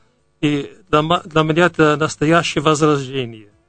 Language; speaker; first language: Russian; non-native, fluent; German